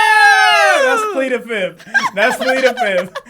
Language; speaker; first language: English; native; English